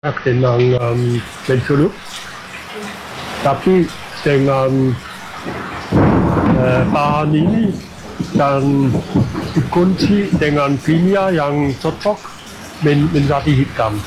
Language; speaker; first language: Indonesian; non-native, fluent; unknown